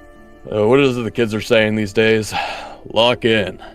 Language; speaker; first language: English; native; English